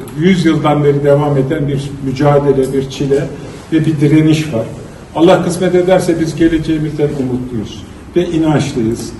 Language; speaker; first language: Turkish; native; Turkish